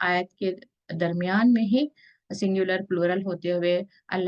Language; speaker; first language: Hindi; native; Hindi